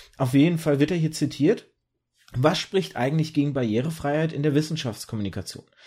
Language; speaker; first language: German; early bilingual, other home language; Russian